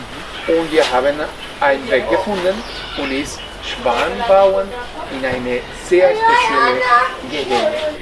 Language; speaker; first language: German; non-native, fluent; Spanish